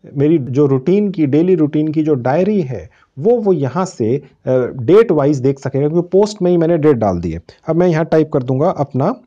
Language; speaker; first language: Hindi; native; Hindi